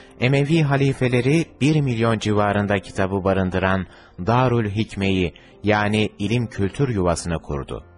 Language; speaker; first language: Turkish; native; Turkish